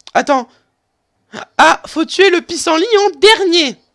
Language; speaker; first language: French; native; French